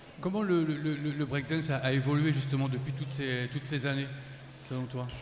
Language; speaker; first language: French; native; French